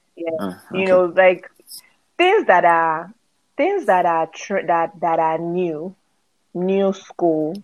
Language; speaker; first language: English; non-native, local second language; Yoruba